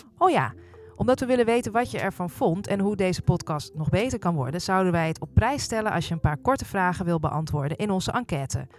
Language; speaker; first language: Dutch; native; Dutch